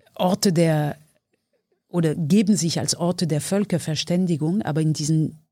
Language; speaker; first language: German; non-native, fluent; French